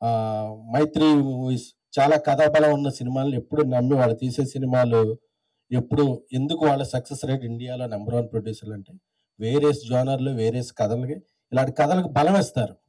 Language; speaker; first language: Telugu; native; Telugu